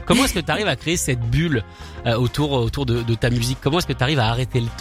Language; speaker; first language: French; native; French